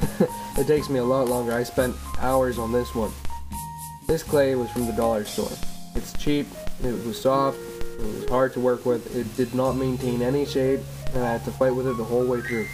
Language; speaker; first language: English; native; English